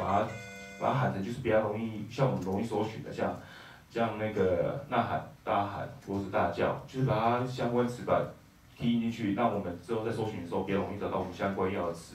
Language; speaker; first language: Chinese; native; Chinese